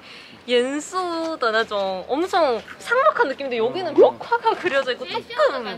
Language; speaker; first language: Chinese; non-native, fluent; Korean